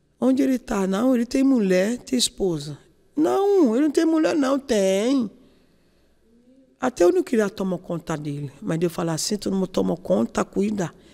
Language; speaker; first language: Portuguese; non-native, learner; Yoruba